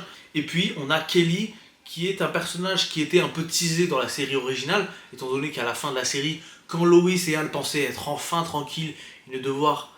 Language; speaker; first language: French; native; French